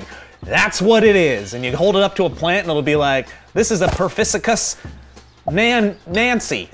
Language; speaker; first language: English; native; English